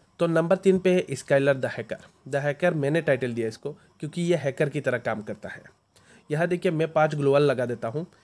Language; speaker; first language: Hindi; native; Hindi